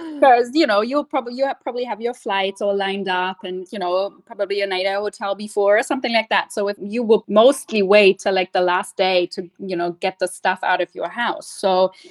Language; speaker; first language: English; non-native, fluent; German